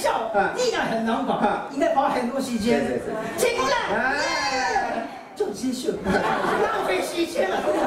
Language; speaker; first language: Chinese; non-native, learner; Japanese